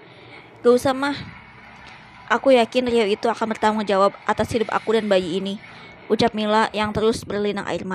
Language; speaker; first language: Indonesian; native; Indonesian